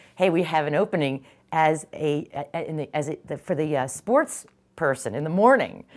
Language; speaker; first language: English; native; English